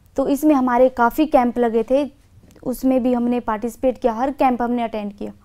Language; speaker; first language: Hindi; native; Hindi